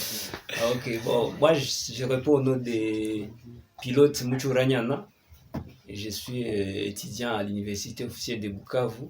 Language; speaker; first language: French; non-native, local second language; Kinyarwanda